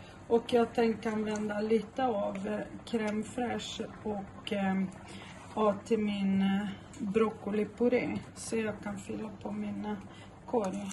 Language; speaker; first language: Swedish; non-native, local second language; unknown